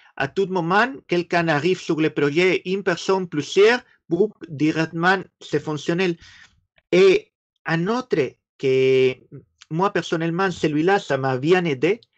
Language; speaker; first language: French; non-native, fluent; Spanish